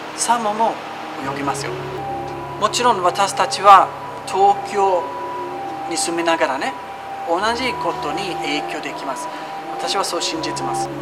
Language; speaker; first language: Japanese; non-native, fluent; Swedish